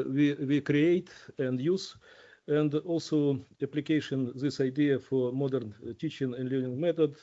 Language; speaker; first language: English; non-native, learner; Ukrainian